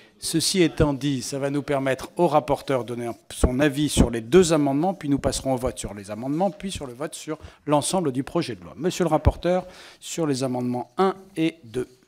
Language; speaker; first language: French; native; French